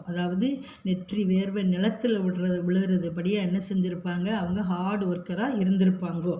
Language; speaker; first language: Tamil; native; Tamil